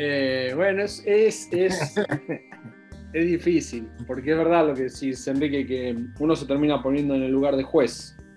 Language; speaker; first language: Spanish; native; Spanish